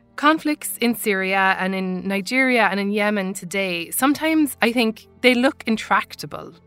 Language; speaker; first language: English; native; English